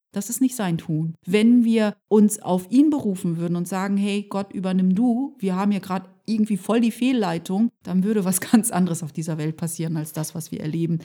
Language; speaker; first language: German; early bilingual, other home language; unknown